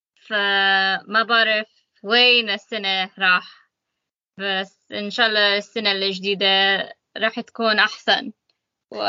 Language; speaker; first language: Arabic; non-native, learner; English